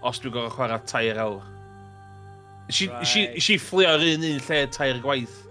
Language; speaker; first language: Welsh; native; Welsh